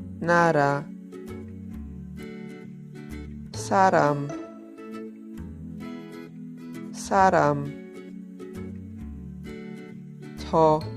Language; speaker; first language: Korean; non-native, fluent; Polish